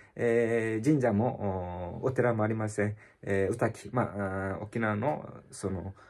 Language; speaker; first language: Japanese; native; Japanese